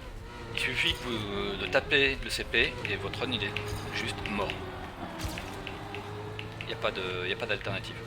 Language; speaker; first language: French; native; French